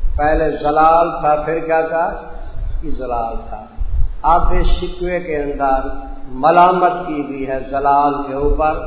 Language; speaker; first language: Urdu; non-native, local second language; Saraiki